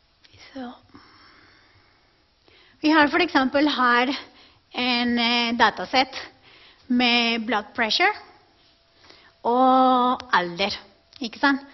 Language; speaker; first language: Norwegian; non-native, fluent; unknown